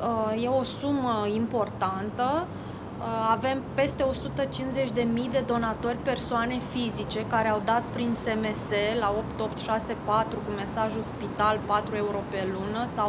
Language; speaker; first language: Romanian; native; Romanian